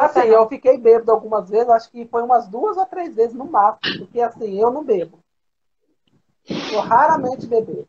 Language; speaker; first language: Portuguese; native; Portuguese